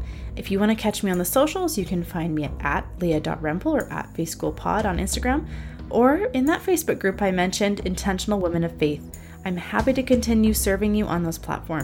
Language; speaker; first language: English; native; English